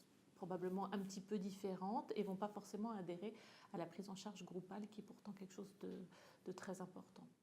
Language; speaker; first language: French; native; French